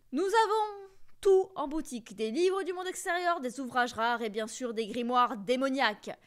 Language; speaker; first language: French; native; French